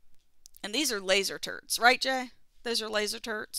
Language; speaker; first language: English; native; English